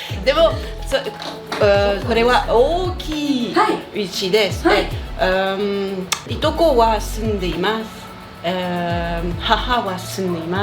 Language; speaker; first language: Japanese; non-native, learner; French